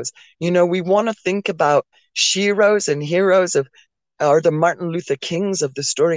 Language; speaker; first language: English; native; English